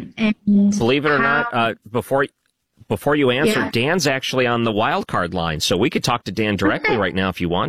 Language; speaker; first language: English; native; English